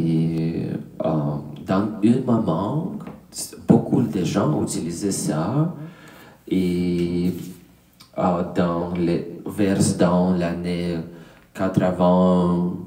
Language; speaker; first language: French; non-native, learner; English